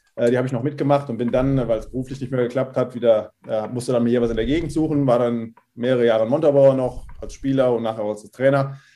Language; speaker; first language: German; non-native, fluent; Czech